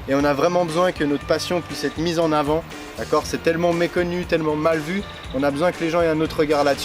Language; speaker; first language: French; native; French